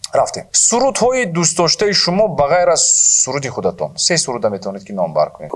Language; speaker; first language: Tajik; native; Tajik